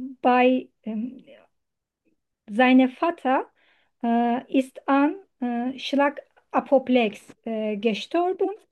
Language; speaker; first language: German; non-native, learner; Turkish